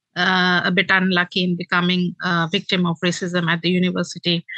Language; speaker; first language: English; non-native, local second language; Bangla